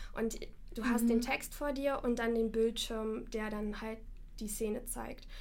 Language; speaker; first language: German; non-native, fluent; Russian